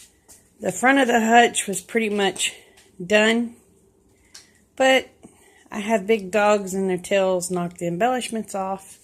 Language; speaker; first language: English; native; English